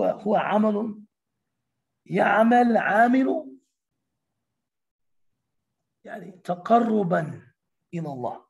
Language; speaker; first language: Arabic; non-native, fluent; English